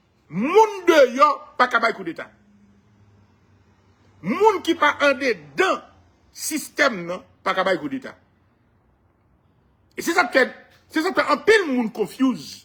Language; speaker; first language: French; non-native, local second language; Haitian Creole